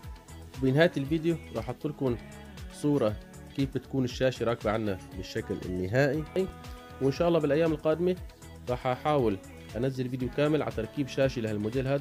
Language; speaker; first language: Arabic; native; Arabic